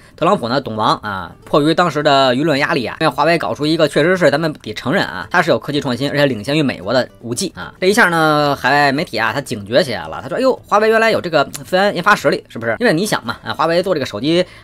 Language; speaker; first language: Chinese; native; Chinese